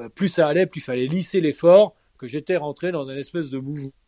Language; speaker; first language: French; native; French